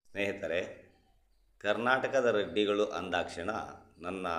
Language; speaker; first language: Kannada; non-native, local second language; Telugu